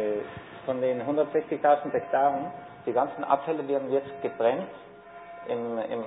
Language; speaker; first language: German; non-native, fluent; Spanish